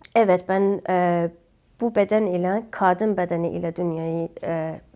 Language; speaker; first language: Turkish; non-native, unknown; Kurdish